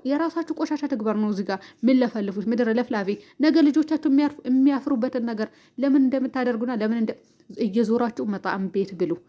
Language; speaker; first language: Amharic; native; Amharic